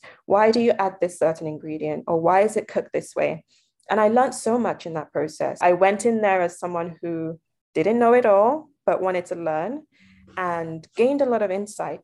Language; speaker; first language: English; non-native, local second language; Yoruba